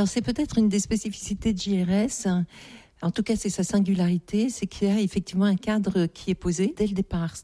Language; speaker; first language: French; native; French